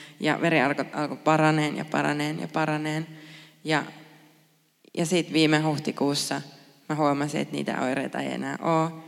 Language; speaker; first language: Finnish; native; Finnish